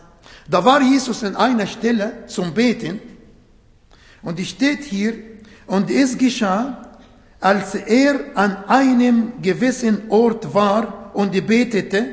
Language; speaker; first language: German; non-native, fluent; Arabic